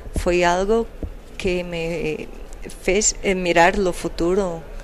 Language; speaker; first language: Spanish; non-native, fluent; Portuguese